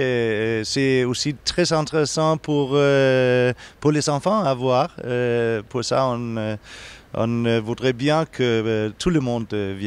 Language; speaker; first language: French; non-native, fluent; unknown